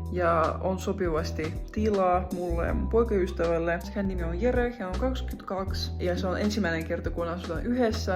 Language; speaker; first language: Finnish; non-native, fluent; Russian